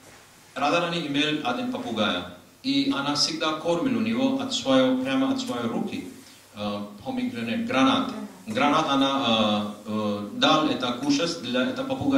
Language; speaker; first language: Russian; non-native, learner; Hindi